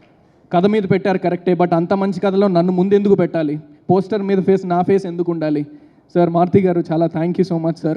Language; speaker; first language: Telugu; native; Telugu